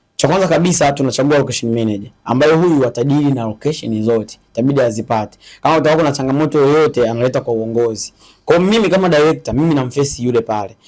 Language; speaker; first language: Swahili; native; Swahili